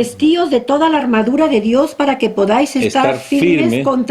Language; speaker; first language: Spanish; native; Spanish